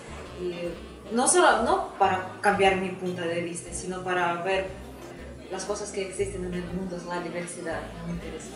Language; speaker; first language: Spanish; non-native, fluent; Russian